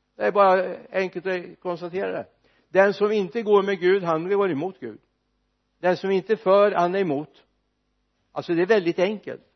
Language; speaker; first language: Swedish; native; Swedish